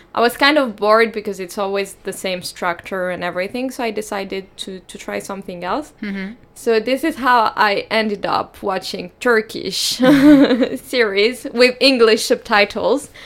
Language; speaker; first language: English; non-native, fluent; French